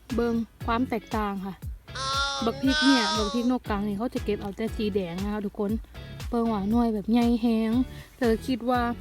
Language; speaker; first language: Thai; non-native, local second language; Northeastern Thai